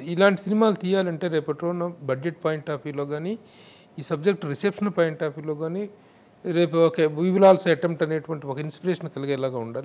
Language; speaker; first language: Telugu; native; Telugu